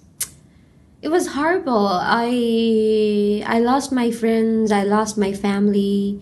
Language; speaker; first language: English; non-native, local second language; Nepali